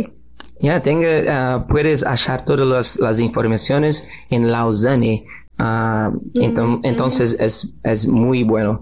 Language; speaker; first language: Spanish; non-native, learner; Portuguese